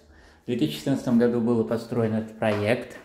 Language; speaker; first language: Russian; non-native, fluent; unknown